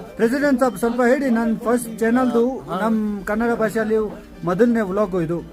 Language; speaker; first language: Kannada; non-native, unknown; Ladakhi